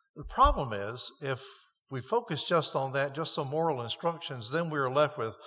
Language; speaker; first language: English; native; English